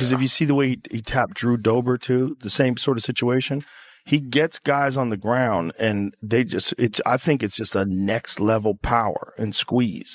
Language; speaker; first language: English; native; English